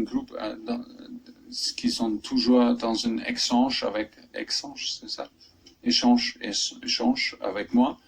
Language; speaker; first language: French; non-native, fluent; German